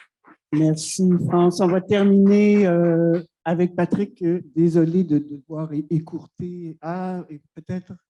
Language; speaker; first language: French; native; French